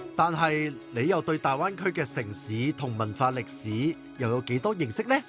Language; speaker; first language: Chinese; non-native, local second language; Cantonese